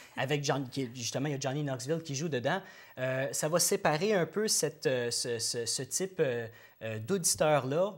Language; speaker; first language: French; native; French